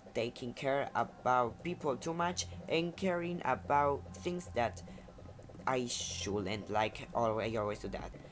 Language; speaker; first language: English; non-native, fluent; Spanish